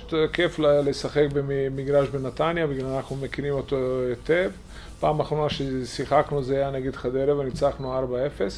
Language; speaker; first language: Hebrew; non-native, fluent; Serbian